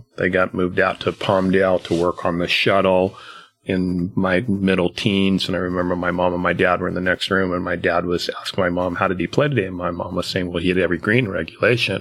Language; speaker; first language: English; native; English